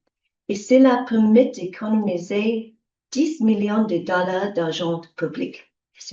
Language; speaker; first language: French; non-native, learner; English